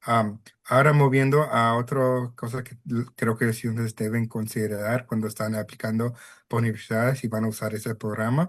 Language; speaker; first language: Spanish; early bilingual, heritage; Spanish